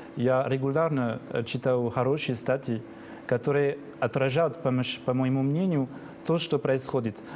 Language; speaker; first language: Russian; non-native, fluent; French